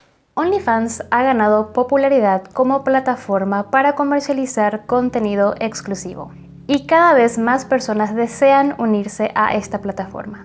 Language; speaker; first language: Spanish; native; Spanish